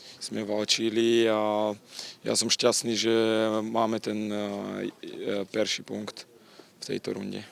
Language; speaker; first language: Polish; non-native, learner; Slovak